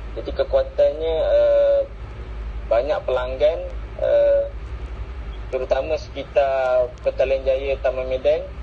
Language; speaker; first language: Malay; native; Malay